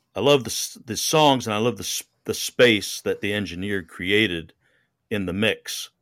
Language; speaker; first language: English; native; English